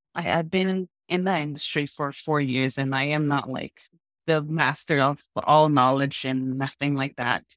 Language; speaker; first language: English; non-native, fluent; Portuguese